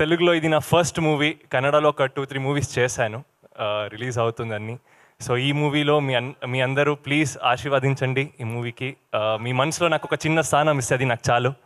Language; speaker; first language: Telugu; non-native, local second language; Kannada